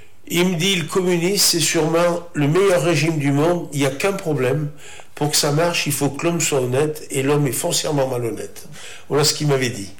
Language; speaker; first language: French; native; French